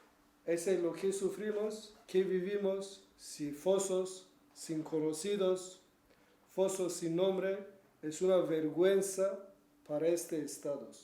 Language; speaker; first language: Spanish; non-native, learner; Kurdish